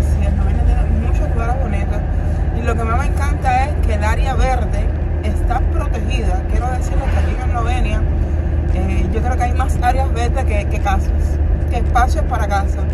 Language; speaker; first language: Spanish; native; Spanish